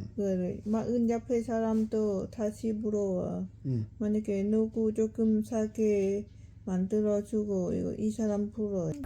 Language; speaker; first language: Korean; non-native, learner; Lao